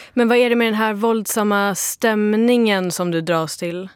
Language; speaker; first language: Swedish; native; Swedish